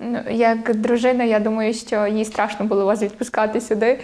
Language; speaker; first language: Ukrainian; native; Ukrainian